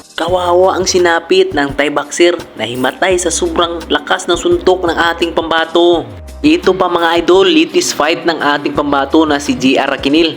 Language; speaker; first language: Filipino; native; Filipino